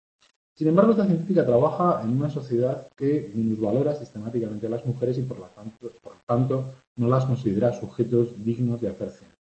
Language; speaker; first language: Spanish; native; Spanish